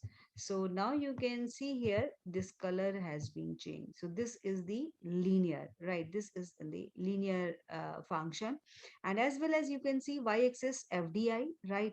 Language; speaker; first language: English; non-native, local second language; Hindi